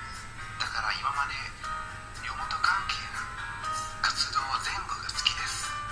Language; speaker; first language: Japanese; non-native, learner; Indonesian